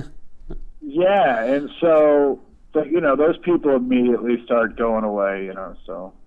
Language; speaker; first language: English; native; English